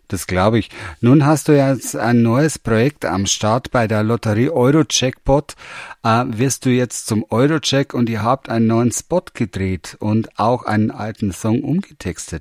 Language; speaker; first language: German; native; German